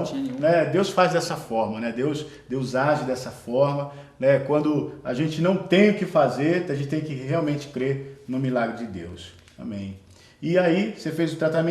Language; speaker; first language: Portuguese; native; Portuguese